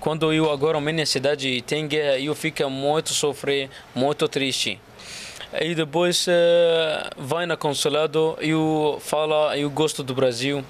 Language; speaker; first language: Portuguese; non-native, learner; Arabic